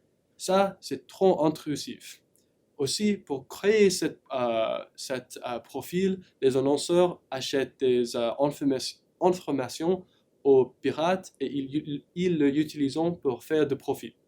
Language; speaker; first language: French; non-native, learner; English